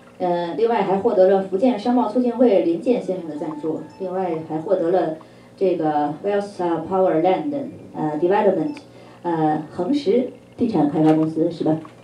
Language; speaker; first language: Chinese; native; Chinese